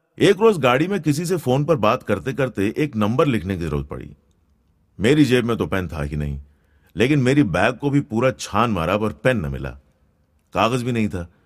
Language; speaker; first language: Hindi; non-native, local second language; Gujarati